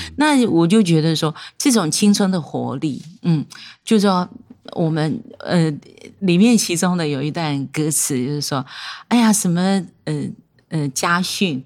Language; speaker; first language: Chinese; non-native, local second language; Hakka Chinese